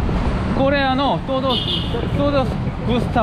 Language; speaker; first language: Spanish; non-native, learner; Korean